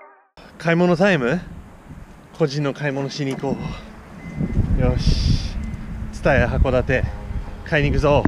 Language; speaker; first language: Japanese; non-native, fluent; English